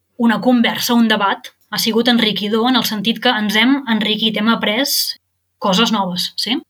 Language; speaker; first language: Catalan; native; Catalan